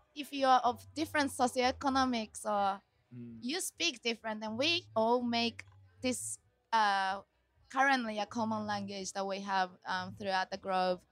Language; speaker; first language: English; non-native, fluent; Japanese